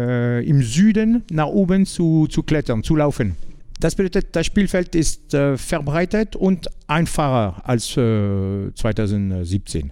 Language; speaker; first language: German; non-native, learner; French